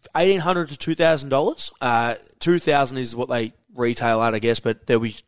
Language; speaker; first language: English; native; English